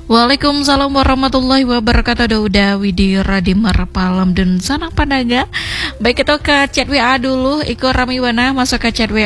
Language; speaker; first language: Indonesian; non-native, local second language; Minangkabau